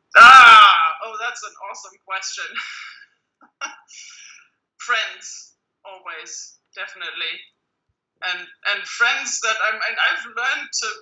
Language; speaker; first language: English; non-native, fluent; German